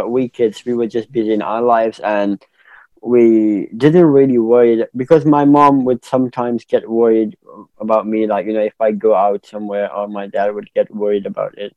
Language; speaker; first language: English; non-native, local second language; Pashto